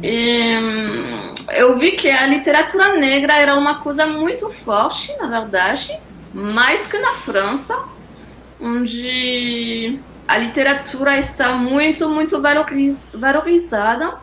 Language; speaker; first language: Portuguese; non-native, fluent; French